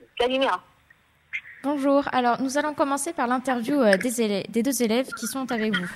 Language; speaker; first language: French; non-native, local second language; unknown